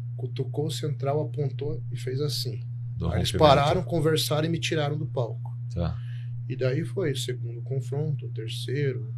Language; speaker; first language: Portuguese; native; Portuguese